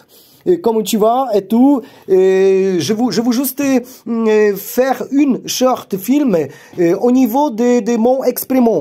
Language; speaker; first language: French; non-native, learner; Polish